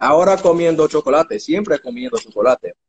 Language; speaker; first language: Spanish; non-native, learner; English